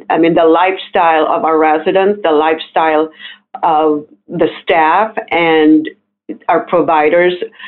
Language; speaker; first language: English; non-native, local second language; Filipino